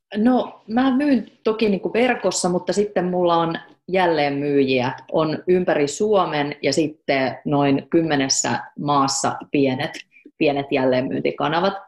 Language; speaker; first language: Finnish; native; Finnish